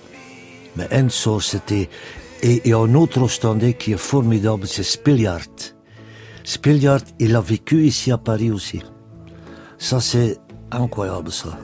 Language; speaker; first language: French; non-native, local second language; Dutch